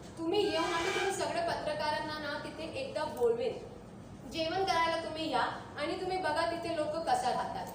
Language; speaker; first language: Marathi; non-native, local second language; Urdu